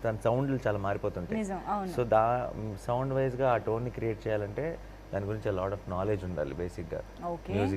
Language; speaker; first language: Telugu; native; Telugu